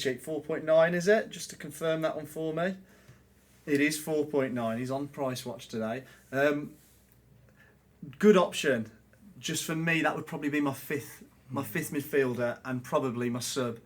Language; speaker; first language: English; native; English